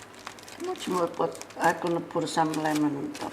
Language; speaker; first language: English; non-native, learner; Italian